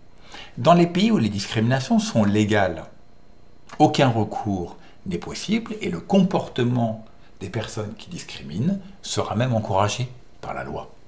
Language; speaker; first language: French; native; French